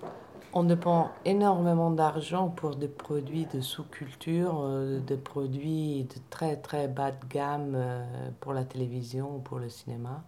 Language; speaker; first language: French; non-native, fluent; Italian